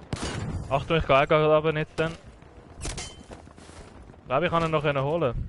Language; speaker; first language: German; native; German